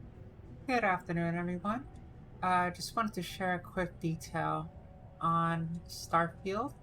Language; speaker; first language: English; native; English